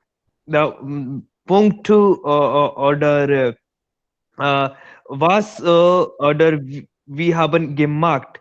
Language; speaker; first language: German; non-native, learner; Hindi